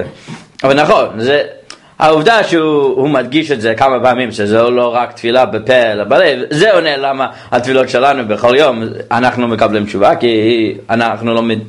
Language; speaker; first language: Hebrew; non-native, fluent; English